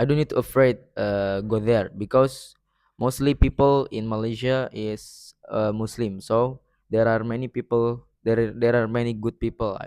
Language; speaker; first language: English; non-native, learner; Indonesian